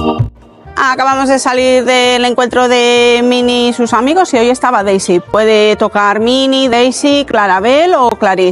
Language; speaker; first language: Spanish; native; Spanish